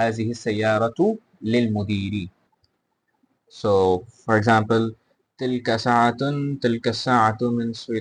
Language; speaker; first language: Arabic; non-native, fluent; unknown